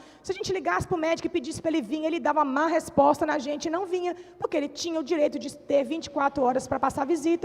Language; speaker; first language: Portuguese; native; Portuguese